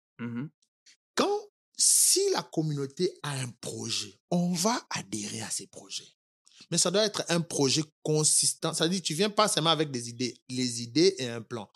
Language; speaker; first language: French; non-native, local second language; Lingala